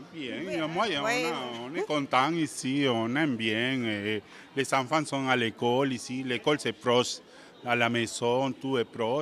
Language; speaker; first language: French; non-native, fluent; Spanish